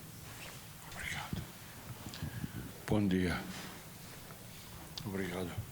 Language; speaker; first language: Portuguese; non-native, learner; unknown